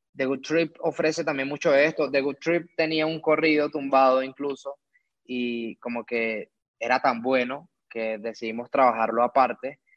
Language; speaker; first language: Spanish; native; Spanish